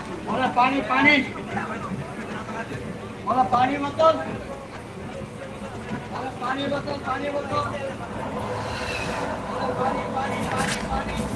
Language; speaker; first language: Hindi; non-native, local second language; Odia